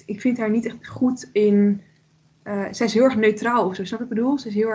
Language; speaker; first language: Dutch; native; Dutch